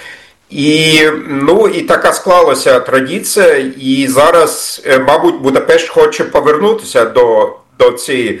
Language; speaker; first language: Ukrainian; non-native, fluent; German